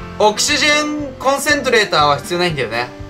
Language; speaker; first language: Japanese; native; Japanese